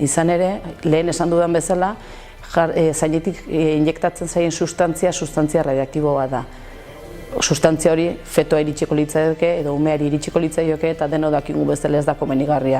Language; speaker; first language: Basque; native; Basque